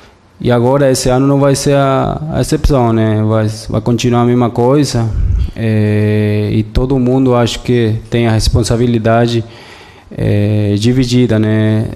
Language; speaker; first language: Portuguese; non-native, fluent; Spanish